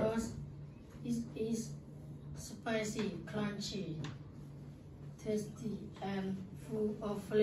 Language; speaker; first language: English; non-native, learner; Lao